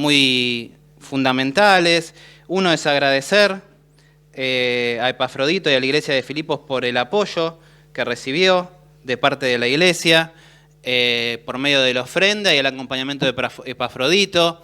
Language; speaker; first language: Spanish; native; Spanish